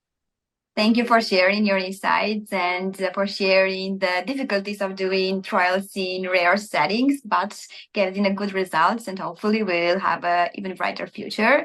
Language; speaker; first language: English; non-native, fluent; Armenian